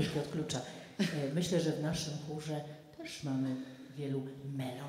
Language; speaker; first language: Polish; native; Polish